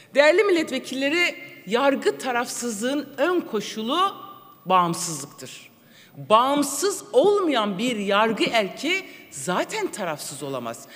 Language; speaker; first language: Turkish; non-native, local second language; Kurdish